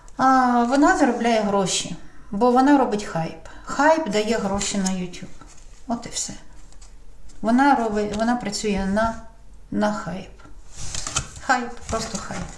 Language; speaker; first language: Ukrainian; non-native, local second language; Russian